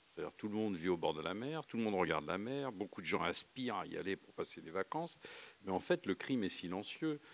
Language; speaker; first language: French; native; French